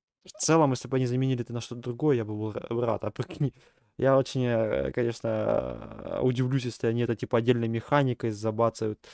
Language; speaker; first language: Russian; native; Russian